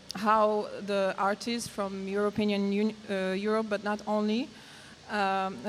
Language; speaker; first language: English; non-native, learner; Polish